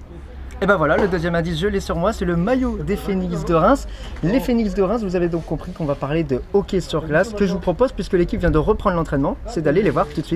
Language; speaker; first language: French; native; French